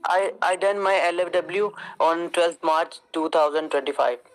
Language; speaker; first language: English; non-native, learner; Urdu